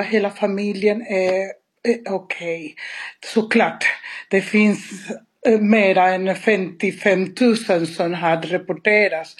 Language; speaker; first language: Swedish; non-native, fluent; Spanish